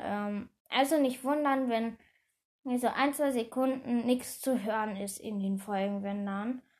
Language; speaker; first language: German; native; German